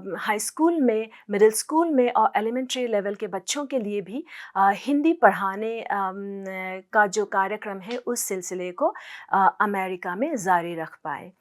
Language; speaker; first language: Hindi; non-native, local second language; Assamese